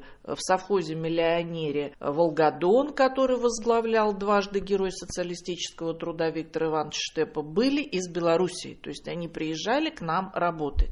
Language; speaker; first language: Russian; native; Russian